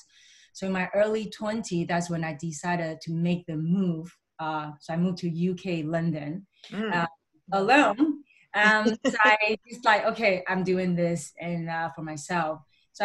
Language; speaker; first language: English; native; English